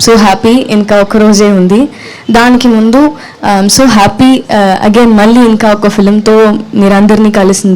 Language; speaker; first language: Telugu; non-native, learner; Tamil